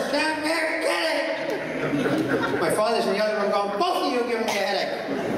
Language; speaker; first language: English; native; English